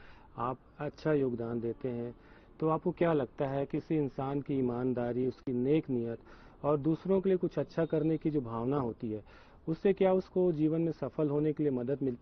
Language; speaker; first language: Hindi; native; Hindi